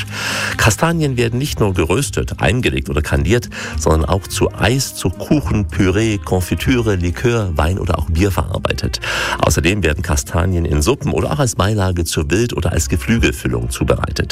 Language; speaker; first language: German; native; German